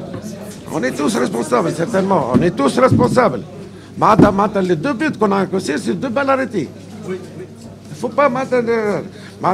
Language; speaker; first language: French; non-native, local second language; Arabic